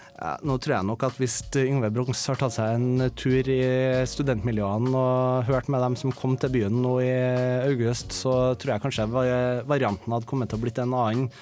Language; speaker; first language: Norwegian; native; Norwegian